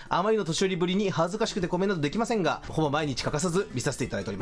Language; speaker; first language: Japanese; native; Japanese